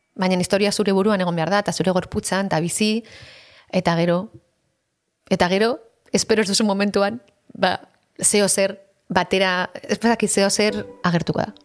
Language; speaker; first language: Basque; non-native, local second language; Spanish